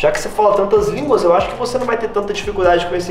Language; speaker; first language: Portuguese; native; Portuguese